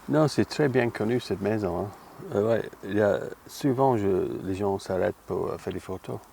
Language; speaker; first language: French; non-native, learner; English